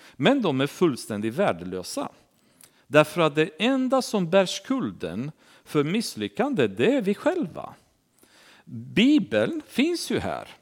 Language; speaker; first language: Swedish; non-native, fluent; Romanian